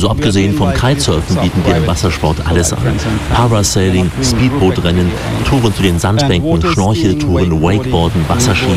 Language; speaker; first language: German; native; German